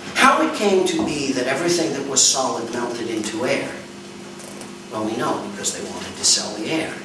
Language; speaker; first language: English; native; English